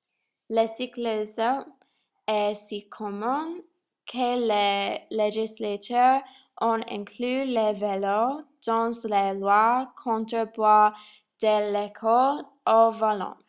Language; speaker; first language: French; non-native, learner; English